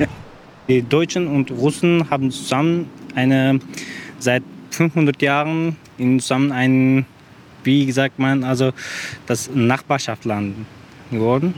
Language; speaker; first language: German; non-native, learner; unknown